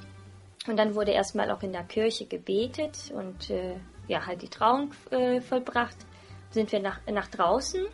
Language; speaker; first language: German; early bilingual, other home language; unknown